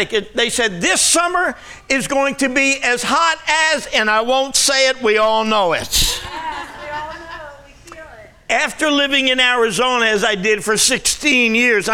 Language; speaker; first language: English; native; English